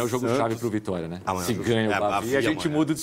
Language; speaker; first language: Portuguese; native; Portuguese